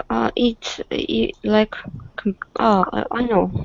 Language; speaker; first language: English; non-native, learner; Russian